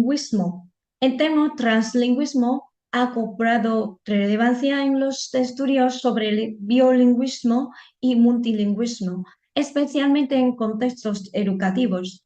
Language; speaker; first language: Spanish; non-native, fluent; Vietnamese